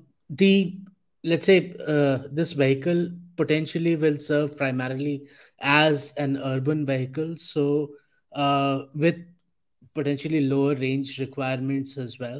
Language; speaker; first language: English; non-native, local second language; Hindi